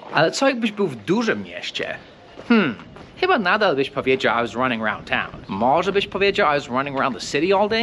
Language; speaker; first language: Polish; non-native, fluent; English